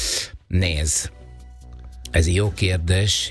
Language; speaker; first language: Hungarian; non-native, fluent; Italian